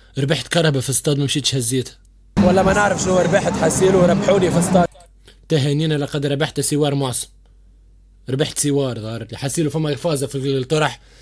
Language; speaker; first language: Arabic; native; Arabic